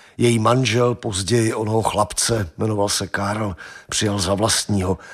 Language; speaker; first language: Czech; native; Czech